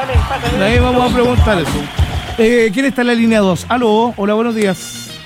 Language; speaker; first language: Spanish; native; Spanish